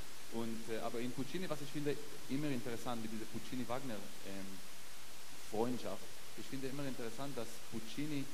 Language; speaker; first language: German; non-native, fluent; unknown